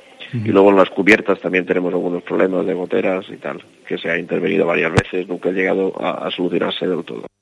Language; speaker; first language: Spanish; native; Spanish